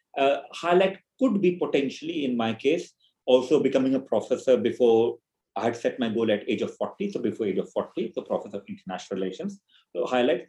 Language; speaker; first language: English; non-native, local second language; Hindi